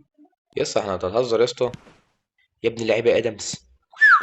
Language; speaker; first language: Arabic; native; Arabic